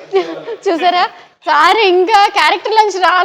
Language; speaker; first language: Telugu; native; Telugu